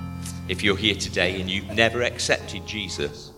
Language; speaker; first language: English; native; English